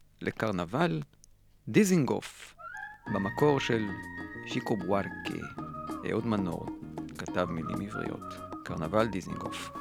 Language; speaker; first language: Hebrew; native; Hebrew